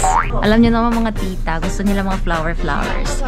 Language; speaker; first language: Filipino; non-native, fluent; Korean